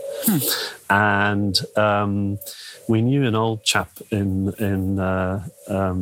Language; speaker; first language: English; native; English